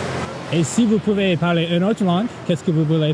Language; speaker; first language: French; non-native, local second language; English